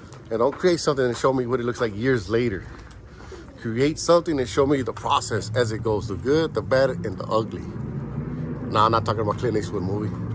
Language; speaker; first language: English; early bilingual, other home language; Spanish